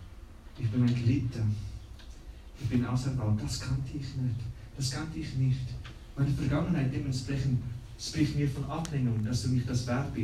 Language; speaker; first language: German; non-native, learner; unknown